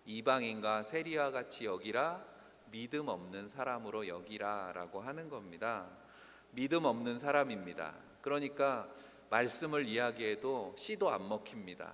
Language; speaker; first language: Korean; native; Korean